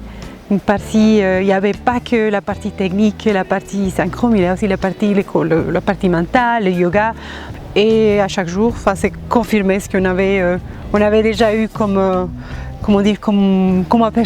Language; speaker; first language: French; non-native, fluent; Spanish